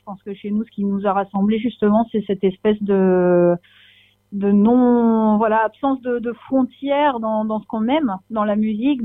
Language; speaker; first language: French; native; French